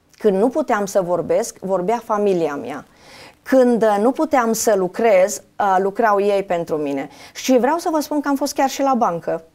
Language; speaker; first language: Romanian; native; Romanian